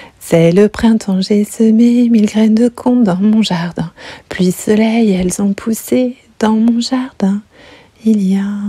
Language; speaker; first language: French; native; French